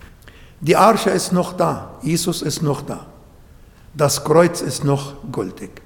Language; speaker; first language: German; non-native, learner; Arabic